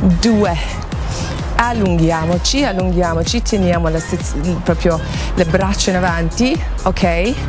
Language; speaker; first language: Italian; non-native, fluent; English